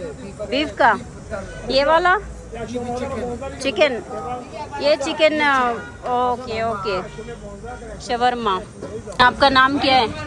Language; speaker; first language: Hindi; non-native, local second language; Telugu